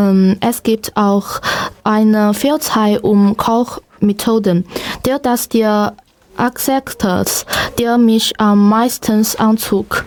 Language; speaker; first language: German; non-native, learner; Chinese